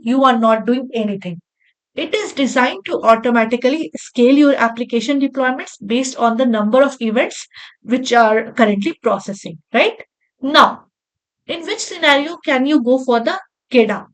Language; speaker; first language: English; non-native, local second language; Hindi